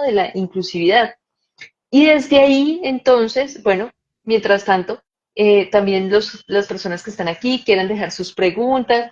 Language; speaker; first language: Spanish; native; Spanish